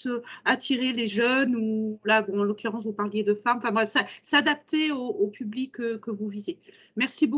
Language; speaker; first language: French; native; French